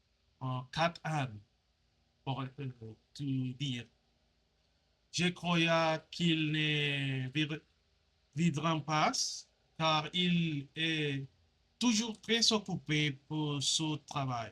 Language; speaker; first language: French; non-native, learner; Spanish